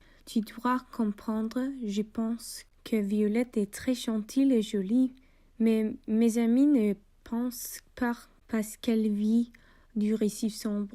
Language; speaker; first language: French; non-native, learner; English